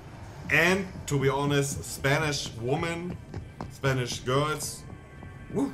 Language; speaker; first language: English; non-native, fluent; German